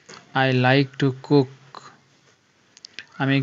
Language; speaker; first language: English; non-native, fluent; Bangla